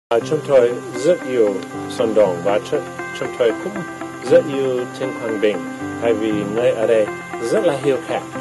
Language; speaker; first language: Vietnamese; non-native, fluent; English